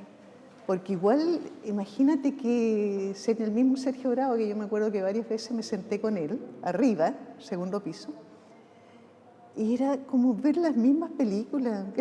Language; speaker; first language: Spanish; native; Spanish